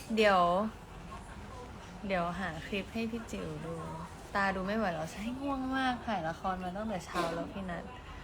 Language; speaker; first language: Thai; native; Thai